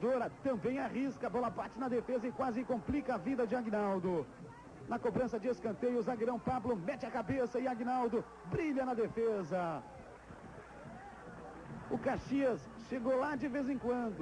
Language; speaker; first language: Portuguese; native; Portuguese